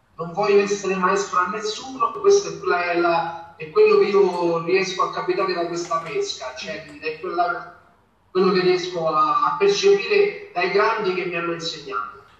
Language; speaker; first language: Italian; native; Italian